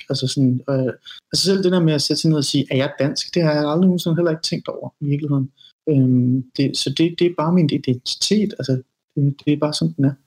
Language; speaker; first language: Danish; early bilingual, other home language; Persian